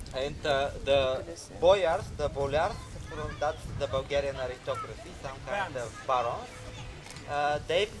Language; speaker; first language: English; non-native, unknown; Bulgarian